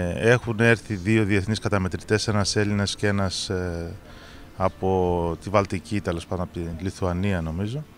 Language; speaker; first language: Greek; native; Greek